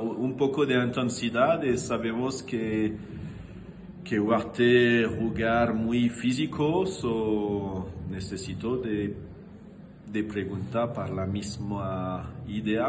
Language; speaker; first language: Spanish; non-native, learner; French